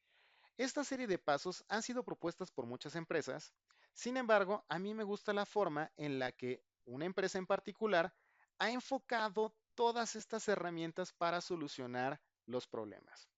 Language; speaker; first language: Spanish; native; Spanish